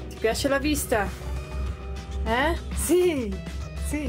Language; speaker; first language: Italian; non-native, fluent; English